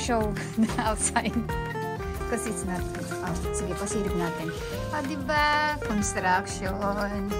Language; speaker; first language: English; non-native, local second language; Filipino